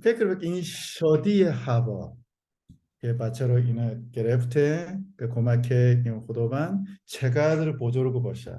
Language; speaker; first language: Persian; non-native, learner; Korean